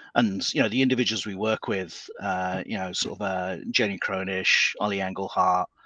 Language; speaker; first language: English; native; English